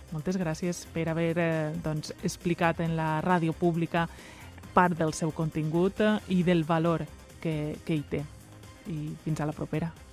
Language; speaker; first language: Catalan; native; Catalan